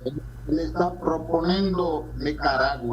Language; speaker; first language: Spanish; non-native, fluent; Portuguese